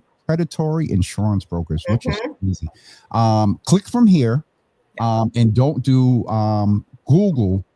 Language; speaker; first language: English; native; English